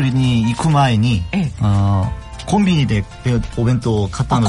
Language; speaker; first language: Japanese; non-native, learner; Korean